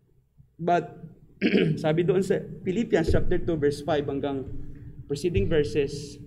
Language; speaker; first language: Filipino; native; Filipino